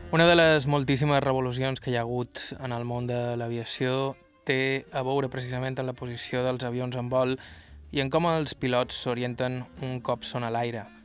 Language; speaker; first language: Catalan; native; Catalan